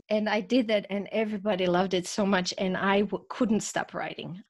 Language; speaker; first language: English; non-native, fluent; Croatian